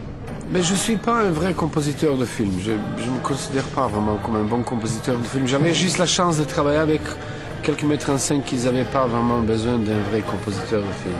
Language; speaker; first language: French; non-native, fluent; Serbian